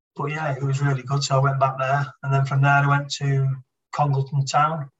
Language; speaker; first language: English; native; English